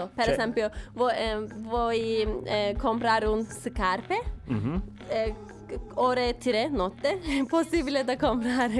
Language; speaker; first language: Italian; non-native, learner; Turkish